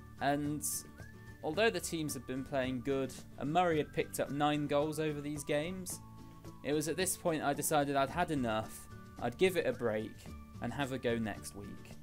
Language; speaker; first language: English; native; English